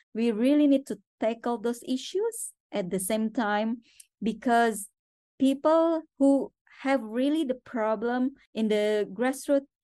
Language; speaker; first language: English; non-native, fluent; Indonesian